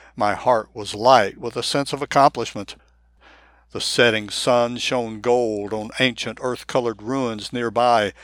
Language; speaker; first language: English; non-native, fluent; Japanese